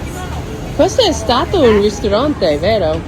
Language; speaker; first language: Italian; non-native, learner; English